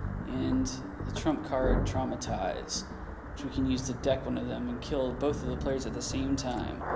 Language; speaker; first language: English; native; English